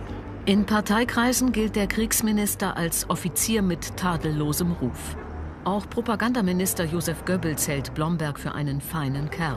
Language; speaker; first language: German; native; German